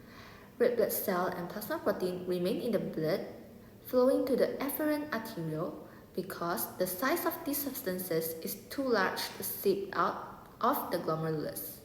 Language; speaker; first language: English; non-native, local second language; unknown